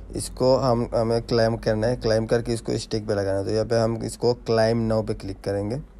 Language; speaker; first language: Hindi; native; Hindi